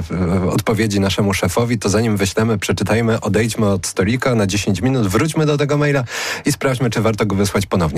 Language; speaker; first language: Polish; native; Polish